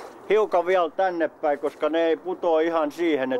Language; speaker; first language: Finnish; native; Finnish